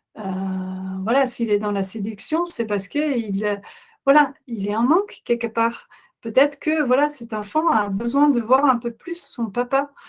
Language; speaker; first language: French; non-native, fluent; Dutch